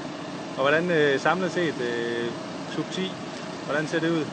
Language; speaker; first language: Danish; native; Danish